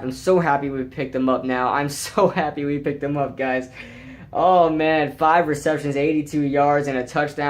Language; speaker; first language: English; native; English